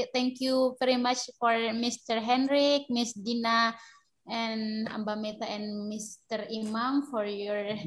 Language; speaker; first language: English; non-native, learner; Indonesian